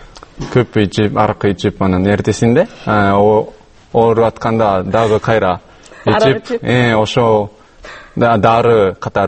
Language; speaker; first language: Kyrgyz; non-native, learner; Japanese